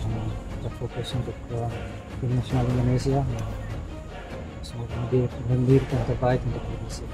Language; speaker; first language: Indonesian; non-native, fluent; Dutch